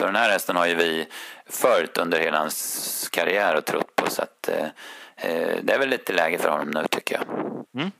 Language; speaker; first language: Swedish; native; Swedish